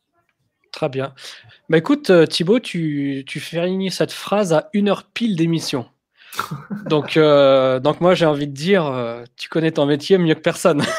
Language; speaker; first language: French; native; French